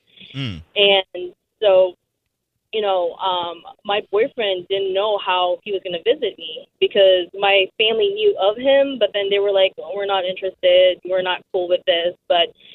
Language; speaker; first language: English; non-native, local second language; Filipino